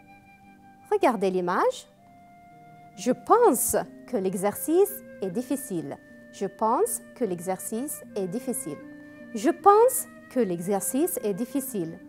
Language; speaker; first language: French; non-native, fluent; Arabic